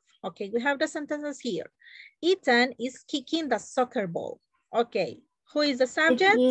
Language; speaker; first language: English; non-native, learner; Spanish